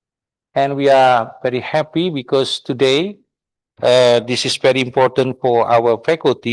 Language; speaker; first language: English; non-native, fluent; Indonesian